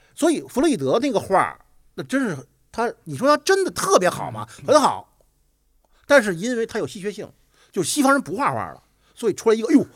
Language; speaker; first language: Chinese; native; Chinese